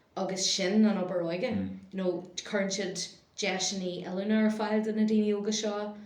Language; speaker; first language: Irish; non-native, local second language; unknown